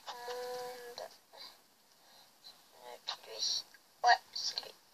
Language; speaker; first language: French; early bilingual, other home language; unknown